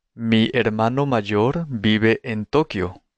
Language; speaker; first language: Spanish; non-native, fluent; Japanese